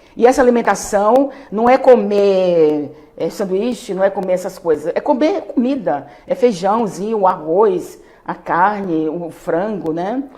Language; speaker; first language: Portuguese; native; Portuguese